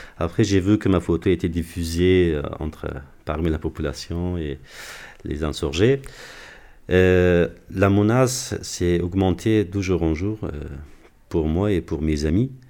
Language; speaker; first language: French; non-native, fluent; Persian